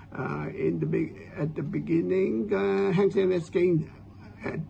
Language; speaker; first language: English; non-native, local second language; Cantonese